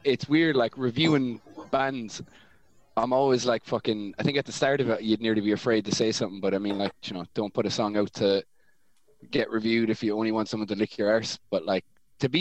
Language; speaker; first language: English; native; English